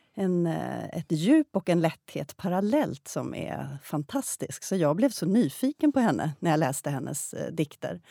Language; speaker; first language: Swedish; non-native, fluent; Persian